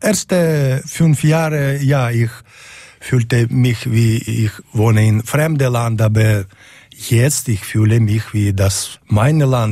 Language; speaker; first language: German; non-native, learner; Ukrainian